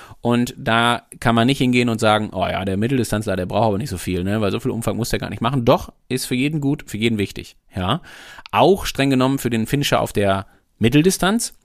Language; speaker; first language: German; native; German